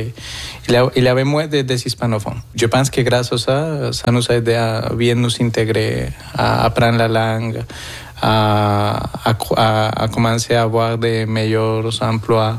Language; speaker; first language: French; non-native, fluent; Spanish